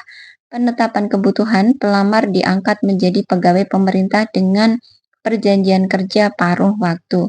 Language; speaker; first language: Indonesian; native; Indonesian